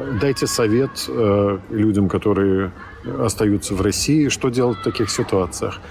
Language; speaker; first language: Russian; native; Russian